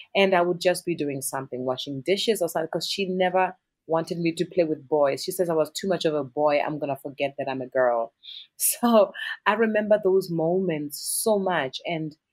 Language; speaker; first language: English; non-native, local second language; Northern Sotho